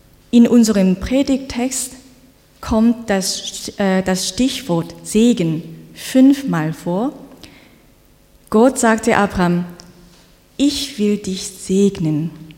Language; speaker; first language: German; non-native, fluent; Korean